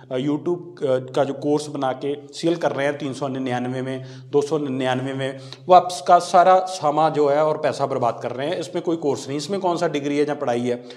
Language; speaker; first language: Hindi; non-native, local second language; Punjabi